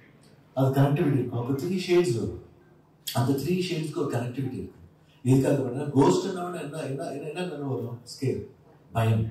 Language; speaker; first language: Tamil; non-native, learner; Kannada